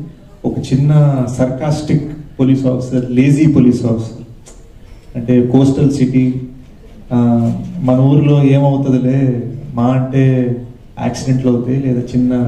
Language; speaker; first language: Telugu; early bilingual, heritage; Telugu